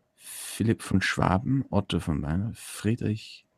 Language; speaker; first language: German; native; German